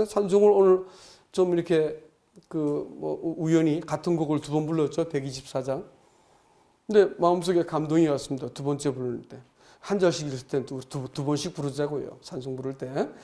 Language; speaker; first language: Korean; native; Korean